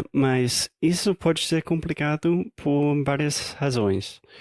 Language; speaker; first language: Portuguese; non-native, fluent; English